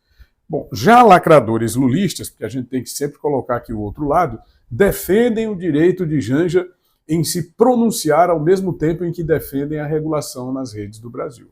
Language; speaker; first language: Portuguese; native; Portuguese